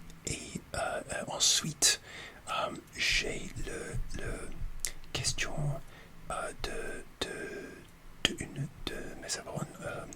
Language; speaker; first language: French; non-native, learner; English